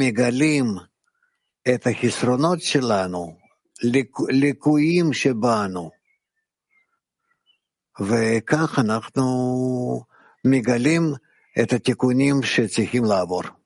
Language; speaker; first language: Hebrew; non-native, fluent; Russian